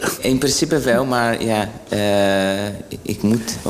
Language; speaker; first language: Dutch; non-native, fluent; Greek